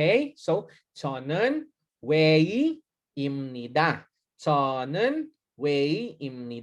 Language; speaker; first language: Korean; non-native, learner; Hiligaynon